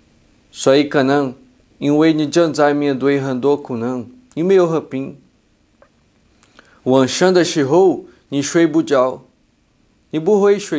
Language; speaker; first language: Chinese; non-native, fluent; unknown